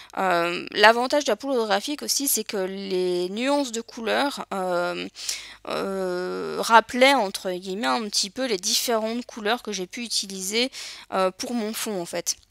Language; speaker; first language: French; native; French